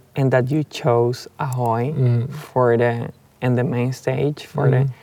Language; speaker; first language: English; non-native, fluent; Spanish